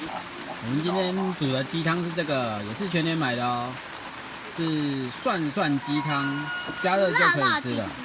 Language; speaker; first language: Chinese; native; Chinese